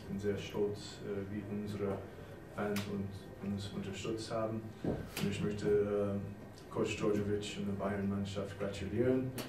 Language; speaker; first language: German; non-native, fluent; English